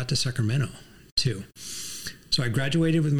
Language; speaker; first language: English; native; English